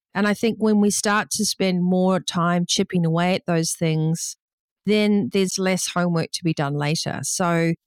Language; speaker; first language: English; native; English